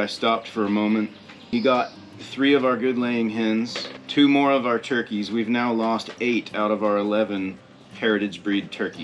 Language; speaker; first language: English; native; English